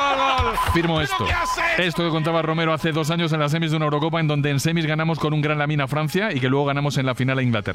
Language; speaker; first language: Spanish; native; Spanish